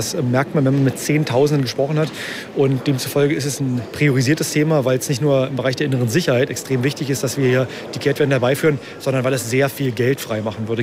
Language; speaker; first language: German; native; German